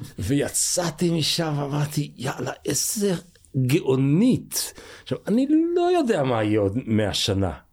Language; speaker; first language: Hebrew; native; Hebrew